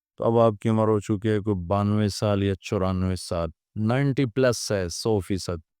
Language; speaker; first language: Urdu; non-native, local second language; Punjabi